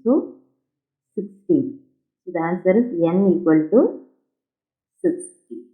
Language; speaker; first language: English; non-native, local second language; Tamil